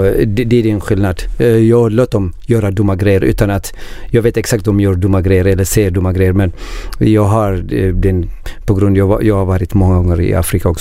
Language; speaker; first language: Swedish; non-native, learner; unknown